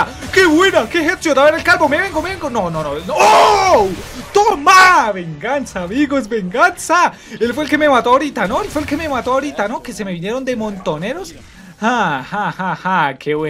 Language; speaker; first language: Spanish; native; Spanish